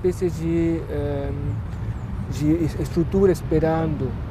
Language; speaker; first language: Portuguese; native; Portuguese